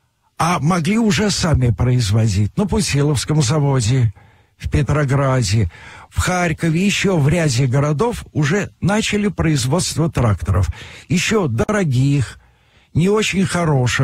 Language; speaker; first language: Russian; native; Russian